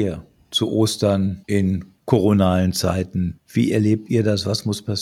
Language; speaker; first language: German; native; German